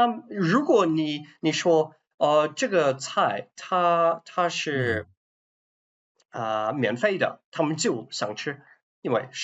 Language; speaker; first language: Chinese; non-native, fluent; English